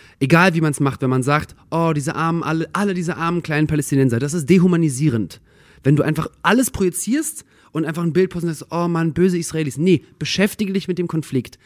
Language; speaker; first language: German; early bilingual, other home language; Russian